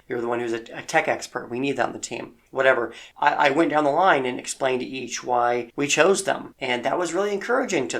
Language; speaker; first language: English; native; English